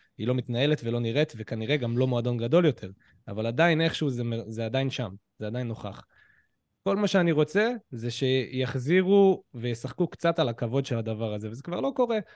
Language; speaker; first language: Hebrew; native; Hebrew